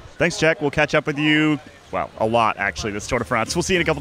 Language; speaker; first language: English; native; English